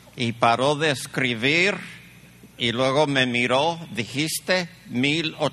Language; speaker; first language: Spanish; early bilingual, heritage; Spanish